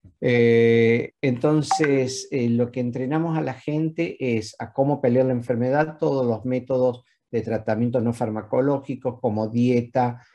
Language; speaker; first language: Spanish; native; Spanish